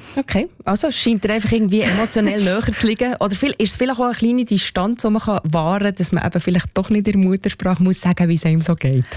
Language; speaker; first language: German; native; German